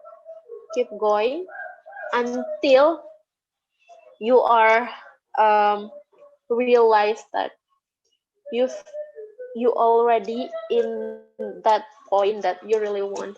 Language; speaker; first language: English; non-native, fluent; Indonesian